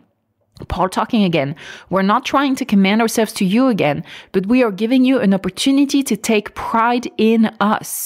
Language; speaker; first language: English; non-native, fluent; French